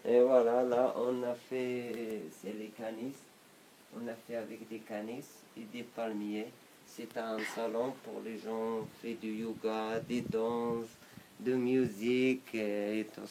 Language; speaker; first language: French; non-native, local second language; Arabic